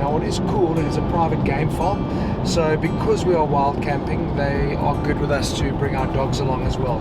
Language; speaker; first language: English; native; English